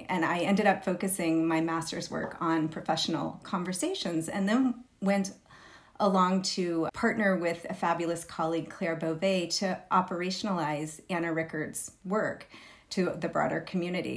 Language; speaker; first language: English; native; English